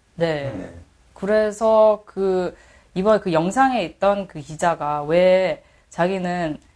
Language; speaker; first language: Korean; early bilingual, heritage; Korean